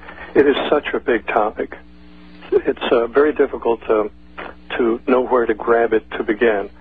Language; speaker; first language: English; native; English